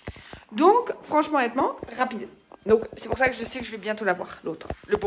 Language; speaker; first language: French; native; French